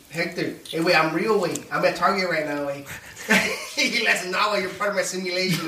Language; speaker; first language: English; early bilingual, other home language; Spanish